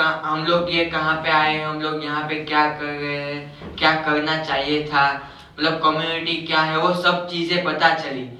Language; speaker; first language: Hindi; native; Hindi